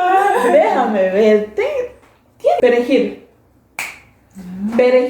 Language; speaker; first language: Spanish; non-native, fluent; Haitian Creole